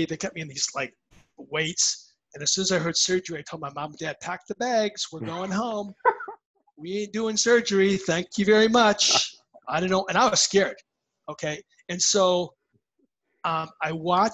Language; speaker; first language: English; native; English